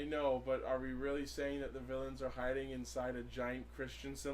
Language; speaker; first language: English; native; English